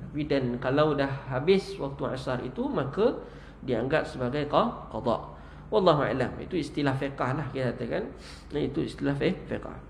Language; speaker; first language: Malay; native; Malay